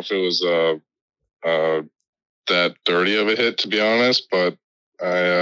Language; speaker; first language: English; native; English